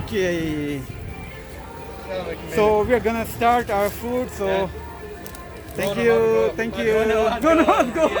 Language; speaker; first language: English; non-native, fluent; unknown